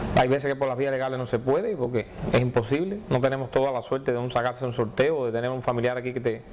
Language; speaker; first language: Spanish; native; Spanish